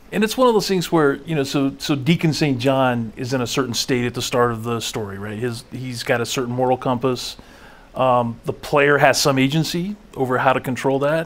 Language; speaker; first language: English; native; English